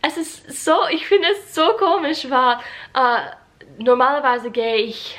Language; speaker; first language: German; non-native, learner; English